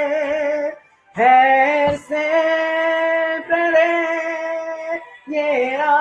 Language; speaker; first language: Italian; non-native, fluent; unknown